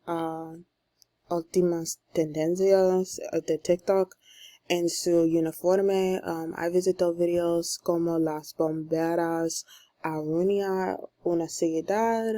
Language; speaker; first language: Spanish; non-native, learner; English